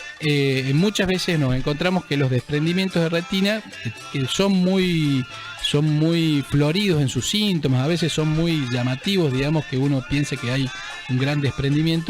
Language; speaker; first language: Spanish; native; Spanish